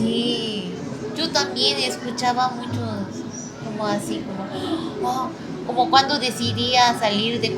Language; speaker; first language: Spanish; non-native, fluent; Korean